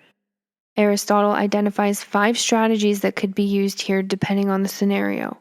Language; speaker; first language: English; native; English